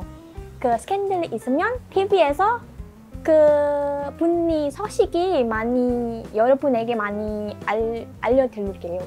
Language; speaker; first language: Korean; non-native, learner; Indonesian